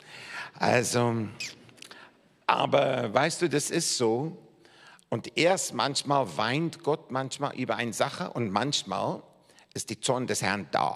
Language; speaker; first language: German; non-native, fluent; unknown